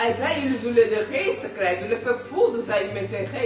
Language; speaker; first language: Dutch; non-native, learner; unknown